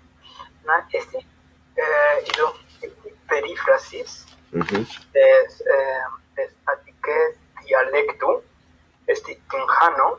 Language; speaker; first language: Greek; non-native, learner; Spanish